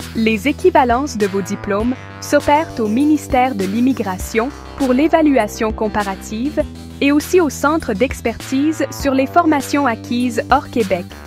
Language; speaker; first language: French; native; French